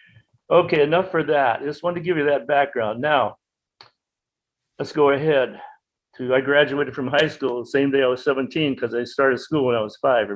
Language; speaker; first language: English; native; English